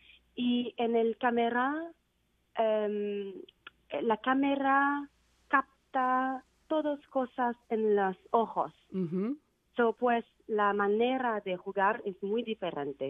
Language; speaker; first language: Spanish; non-native, learner; Vietnamese